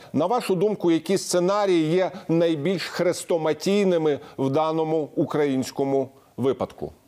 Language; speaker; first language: Ukrainian; native; Ukrainian